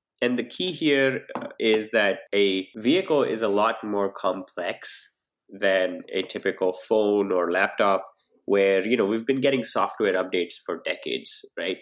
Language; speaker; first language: English; non-native, local second language; Hindi